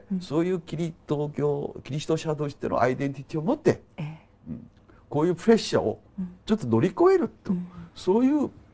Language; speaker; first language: Japanese; non-native, fluent; Korean